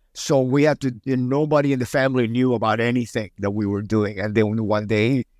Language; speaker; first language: English; early bilingual, other home language; Spanish